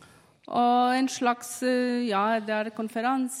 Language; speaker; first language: Norwegian; non-native, fluent; Polish